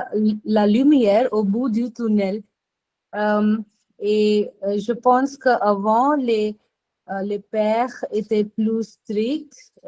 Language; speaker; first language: French; non-native, fluent; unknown